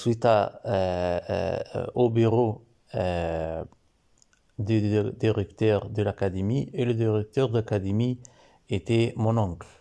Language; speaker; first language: French; non-native, learner; Arabic